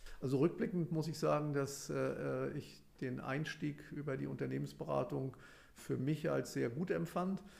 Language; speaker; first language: German; native; German